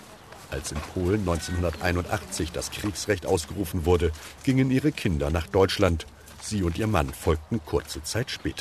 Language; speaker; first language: German; native; German